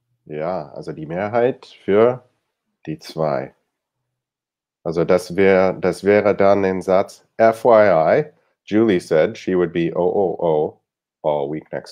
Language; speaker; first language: German; non-native, fluent; English